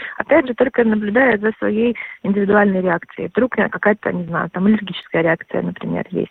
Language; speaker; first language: Russian; native; Russian